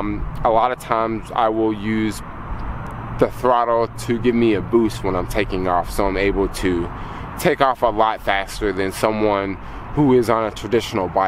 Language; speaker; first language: English; native; English